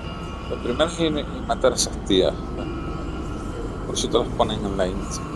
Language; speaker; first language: Spanish; native; Spanish